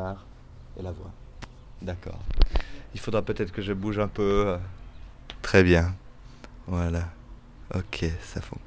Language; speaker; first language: French; native; French